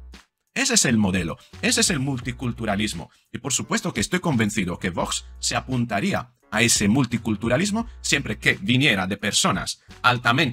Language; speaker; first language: Spanish; native; Spanish